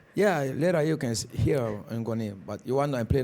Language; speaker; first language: English; non-native, learner; Bambara